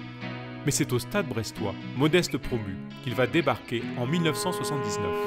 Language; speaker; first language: French; native; French